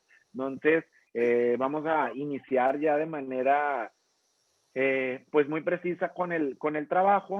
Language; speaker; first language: Spanish; native; Spanish